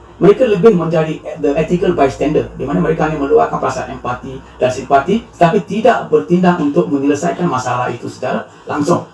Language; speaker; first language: Malay; non-native, local second language; Tamil